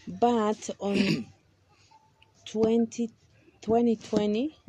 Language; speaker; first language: English; non-native, learner; Kaqchikel